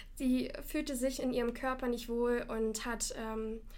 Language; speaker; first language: German; non-native, fluent; Russian